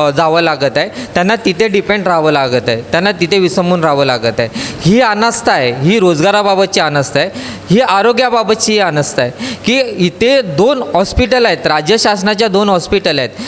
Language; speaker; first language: Marathi; native; Marathi